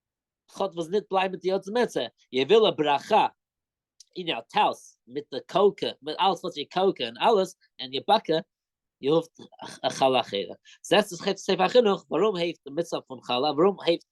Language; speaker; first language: Dutch; non-native, fluent; English